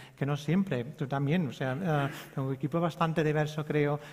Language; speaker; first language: Spanish; early bilingual, heritage; Spanish